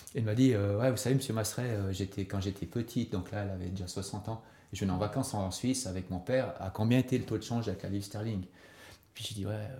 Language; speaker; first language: French; native; French